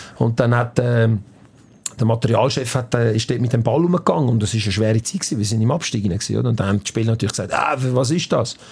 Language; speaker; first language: German; early bilingual, other home language; Italian